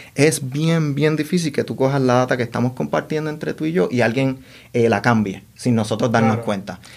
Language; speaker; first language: Spanish; native; Spanish